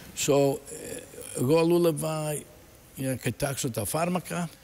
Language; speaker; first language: Greek; early bilingual, heritage; Greek